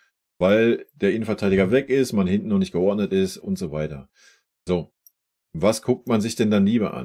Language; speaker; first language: German; native; German